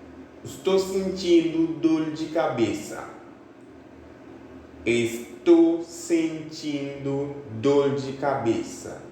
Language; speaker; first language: Portuguese; non-native, fluent; Haitian Creole